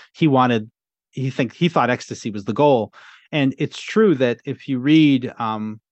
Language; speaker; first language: English; native; English